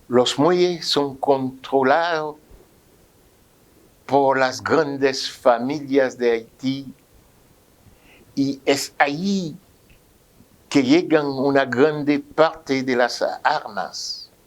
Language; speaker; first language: Spanish; non-native, fluent; French